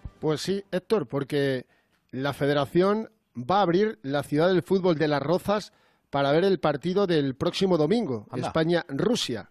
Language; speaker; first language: Spanish; native; Spanish